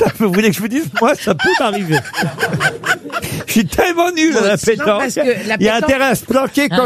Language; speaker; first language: French; native; French